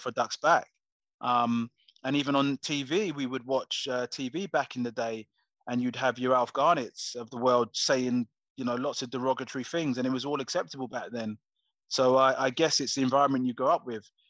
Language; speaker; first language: English; native; English